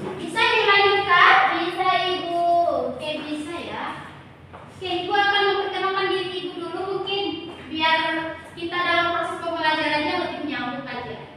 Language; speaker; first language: Indonesian; native; Indonesian